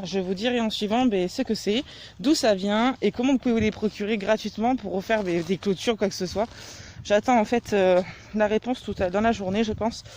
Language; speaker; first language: French; native; French